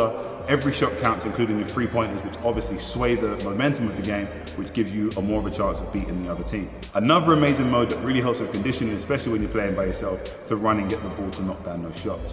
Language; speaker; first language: English; native; English